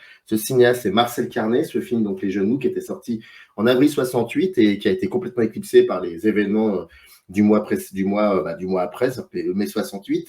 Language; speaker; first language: French; native; French